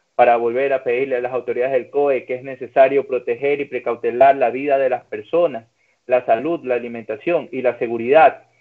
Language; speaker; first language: Spanish; native; Spanish